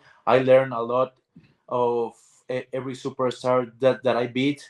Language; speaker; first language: English; non-native, learner; Spanish